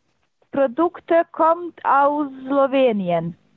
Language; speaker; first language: German; non-native, learner; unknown